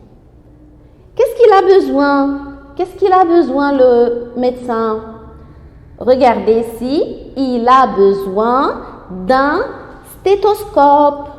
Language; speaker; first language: French; non-native, fluent; Arabic